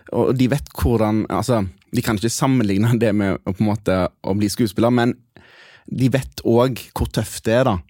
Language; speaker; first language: Norwegian; early bilingual, other home language; Hindi